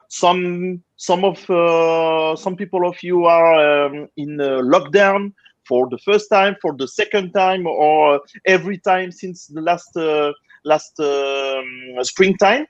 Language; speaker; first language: English; non-native, fluent; French